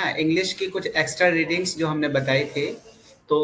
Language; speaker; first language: Hindi; native; Hindi